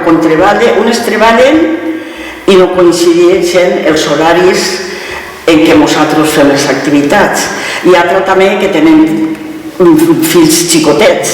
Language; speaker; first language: Catalan; native; Catalan